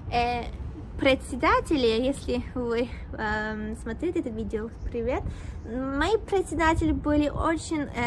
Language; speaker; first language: Russian; non-native, learner; Turkish